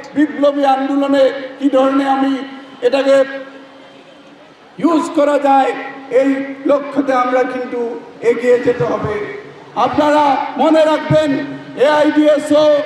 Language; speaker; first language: Bangla; non-native, learner; Assamese